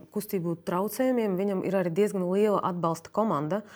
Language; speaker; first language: Latvian; non-native, fluent; Russian